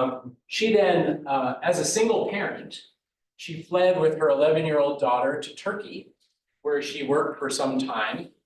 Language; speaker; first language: English; native; English